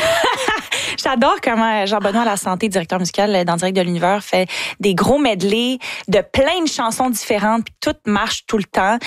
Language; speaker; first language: French; native; French